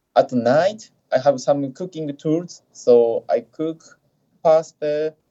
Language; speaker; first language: English; non-native, fluent; Japanese